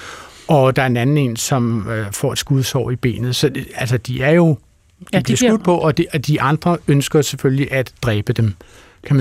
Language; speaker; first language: Danish; native; Danish